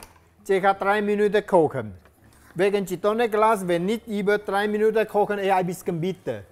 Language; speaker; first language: German; non-native, learner; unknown